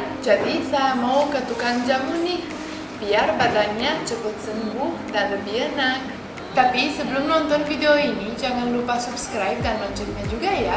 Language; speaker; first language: Indonesian; non-native, fluent; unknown